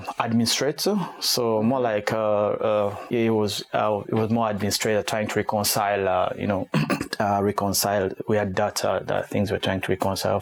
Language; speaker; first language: English; non-native, local second language; Kinyarwanda